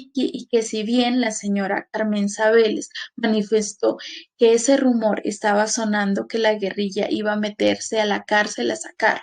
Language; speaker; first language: Spanish; native; Spanish